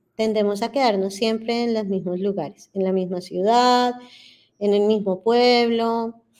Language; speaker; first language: Spanish; native; Spanish